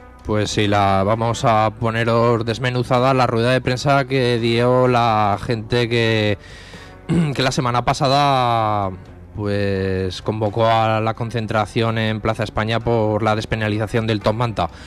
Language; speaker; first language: Spanish; native; Spanish